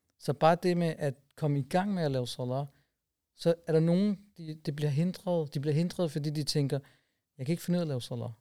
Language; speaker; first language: Danish; early bilingual, other home language; Urdu